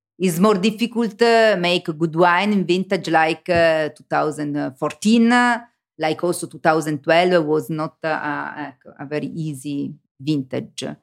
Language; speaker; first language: English; non-native, learner; Italian